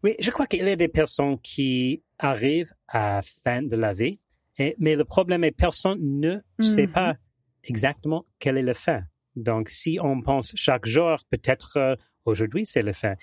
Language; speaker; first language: French; non-native, fluent; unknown